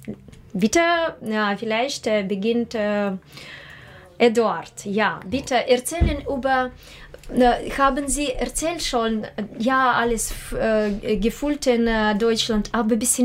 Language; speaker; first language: German; non-native, learner; Russian